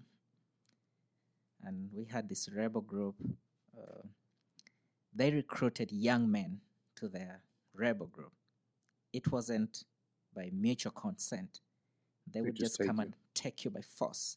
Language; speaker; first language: English; non-native, local second language; Acoli